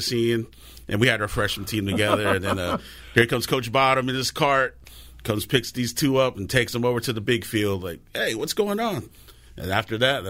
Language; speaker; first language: English; native; English